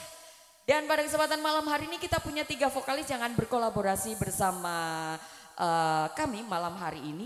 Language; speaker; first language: Indonesian; non-native, local second language; Javanese